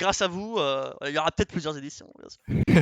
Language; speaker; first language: French; native; French